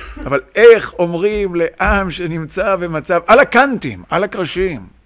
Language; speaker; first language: Hebrew; native; Hebrew